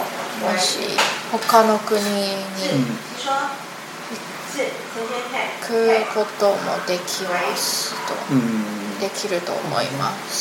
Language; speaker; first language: Japanese; non-native, learner; Chinese